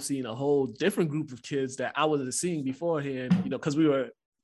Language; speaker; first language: English; early bilingual, other home language; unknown